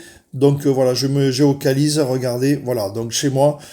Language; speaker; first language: French; native; French